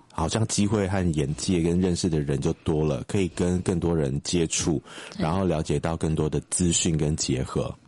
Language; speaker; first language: Chinese; native; Chinese